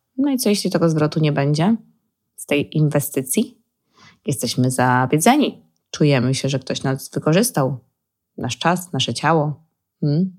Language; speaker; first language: Polish; early bilingual, heritage; Polish